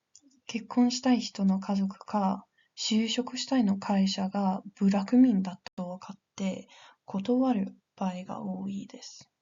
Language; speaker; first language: Japanese; non-native, learner; English